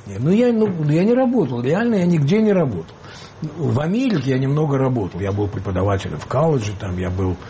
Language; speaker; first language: Russian; native; Russian